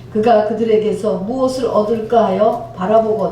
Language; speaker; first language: Korean; native; Korean